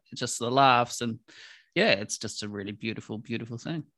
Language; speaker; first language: English; native; English